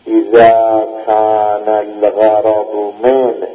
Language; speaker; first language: Arabic; native; Arabic